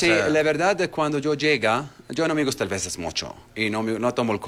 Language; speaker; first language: Spanish; non-native, learner; Arabic